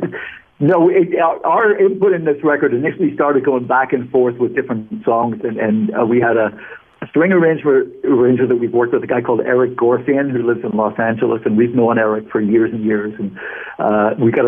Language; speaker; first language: English; native; English